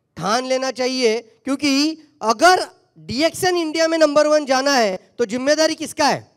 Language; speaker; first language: Hindi; non-native, local second language; Marathi